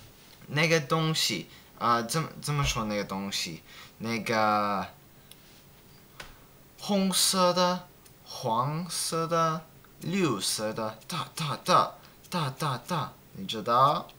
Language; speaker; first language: Chinese; non-native, learner; English